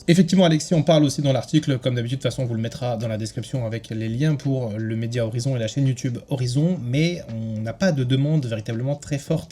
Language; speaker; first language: French; native; French